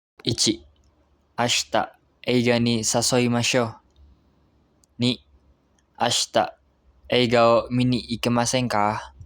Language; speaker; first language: Japanese; non-native, learner; Indonesian